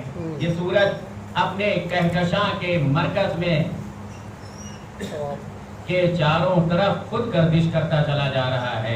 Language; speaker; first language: Urdu; native; Urdu